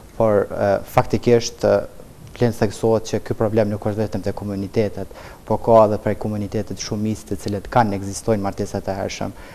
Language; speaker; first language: Albanian; non-native, local second language; Romany